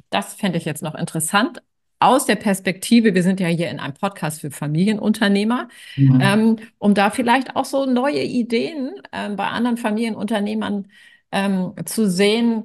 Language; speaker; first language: German; native; German